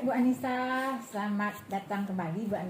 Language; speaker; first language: Indonesian; native; Indonesian